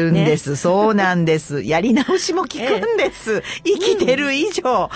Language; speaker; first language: Japanese; native; Japanese